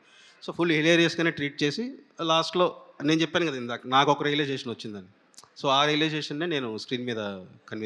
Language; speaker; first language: Telugu; native; Telugu